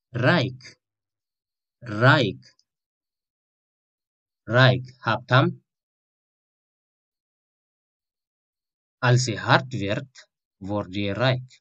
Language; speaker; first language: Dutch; non-native, fluent; Tigrinya